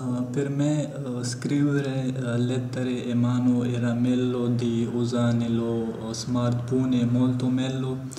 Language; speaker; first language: Italian; non-native, learner; Pashto